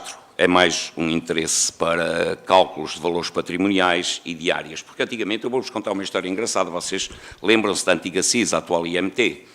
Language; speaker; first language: Portuguese; native; Portuguese